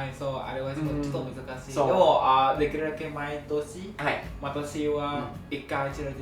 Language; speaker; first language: Japanese; non-native, learner; Vietnamese